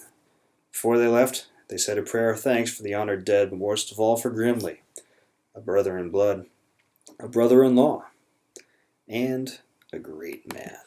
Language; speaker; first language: English; native; English